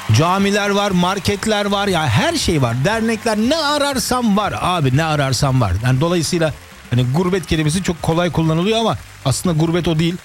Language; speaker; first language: Turkish; early bilingual, heritage; Turkish